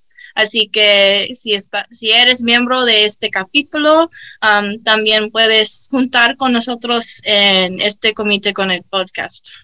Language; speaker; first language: Spanish; early bilingual, heritage; Spanish